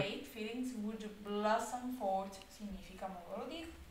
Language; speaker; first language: English; non-native, learner; Italian